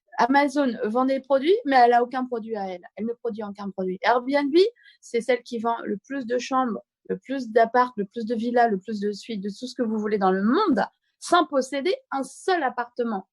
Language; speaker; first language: French; native; French